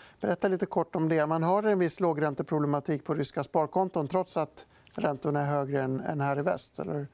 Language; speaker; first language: Swedish; native; Swedish